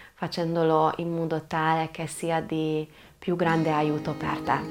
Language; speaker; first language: Italian; non-native, fluent; Hungarian